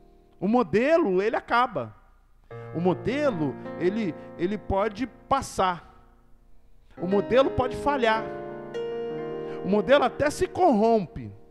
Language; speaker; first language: Portuguese; native; Portuguese